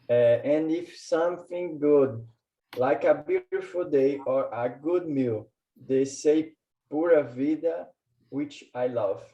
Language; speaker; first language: English; non-native, learner; Portuguese